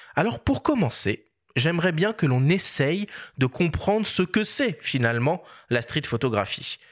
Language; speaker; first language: French; native; French